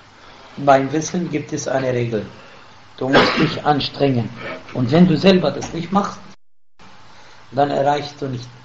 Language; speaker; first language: German; non-native, fluent; Arabic